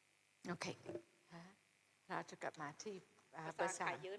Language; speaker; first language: Thai; non-native, fluent; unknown